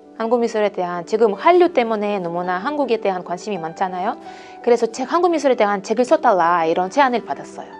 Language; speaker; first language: Korean; non-native, fluent; Russian